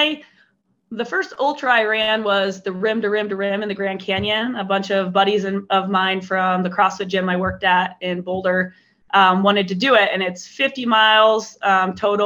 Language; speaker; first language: English; native; English